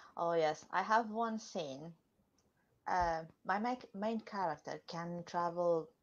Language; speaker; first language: English; non-native, fluent; Romanian